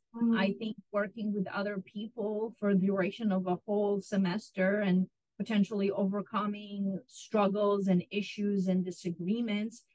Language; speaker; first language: English; non-native, fluent; Russian